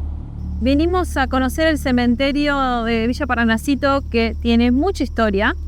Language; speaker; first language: Spanish; native; Spanish